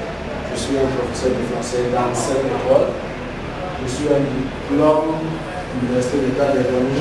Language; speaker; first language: French; non-native, learner; Igbo